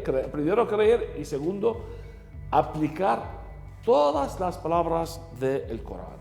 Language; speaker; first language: Spanish; non-native, fluent; Arabic